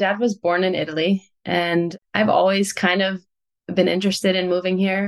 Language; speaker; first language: English; native; English